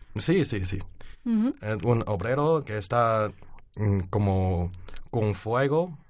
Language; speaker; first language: Spanish; non-native, fluent; Chinese